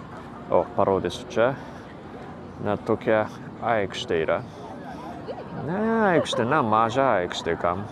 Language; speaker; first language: Lithuanian; non-native, fluent; Japanese